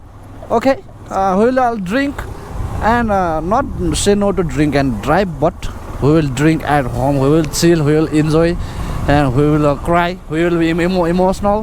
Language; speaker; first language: English; non-native, learner; Nepali